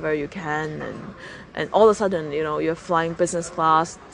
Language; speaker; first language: English; non-native, local second language; Cantonese